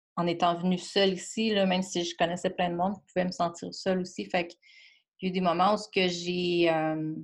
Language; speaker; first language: French; native; French